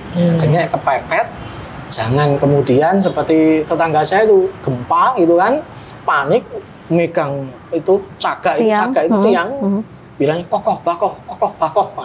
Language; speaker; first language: Indonesian; native; Indonesian